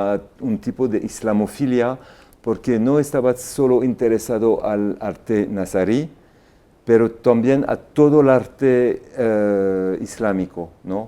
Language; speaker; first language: Spanish; non-native, fluent; French